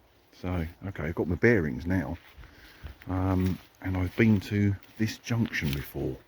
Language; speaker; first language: English; native; English